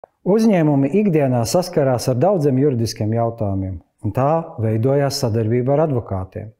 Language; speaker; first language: Latvian; native; Latvian